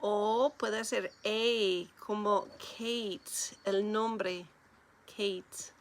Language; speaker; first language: Spanish; non-native, learner; English